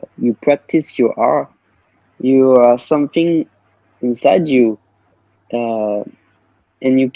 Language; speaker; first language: English; non-native, learner; French